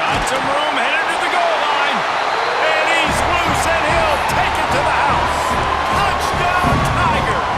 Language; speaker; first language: English; native; English